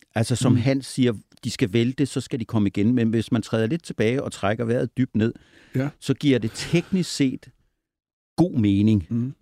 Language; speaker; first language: Danish; native; Danish